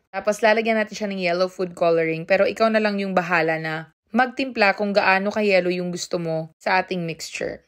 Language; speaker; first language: Filipino; non-native, local second language; Cebuano